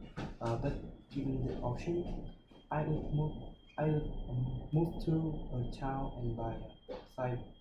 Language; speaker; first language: English; non-native, learner; Vietnamese